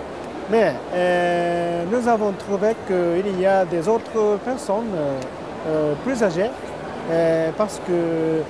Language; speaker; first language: French; non-native, learner; Japanese